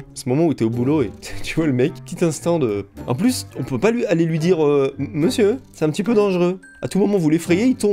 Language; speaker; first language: French; native; French